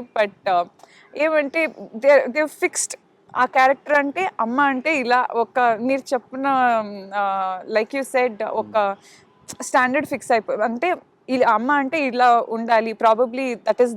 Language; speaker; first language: Telugu; non-native, learner; Kannada